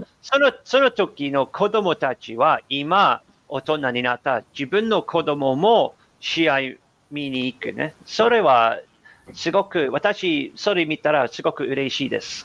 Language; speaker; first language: Japanese; non-native, learner; English